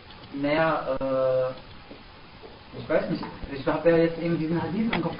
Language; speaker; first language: German; native; German